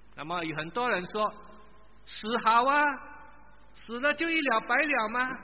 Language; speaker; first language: Chinese; non-native, local second language; Min Nan Chinese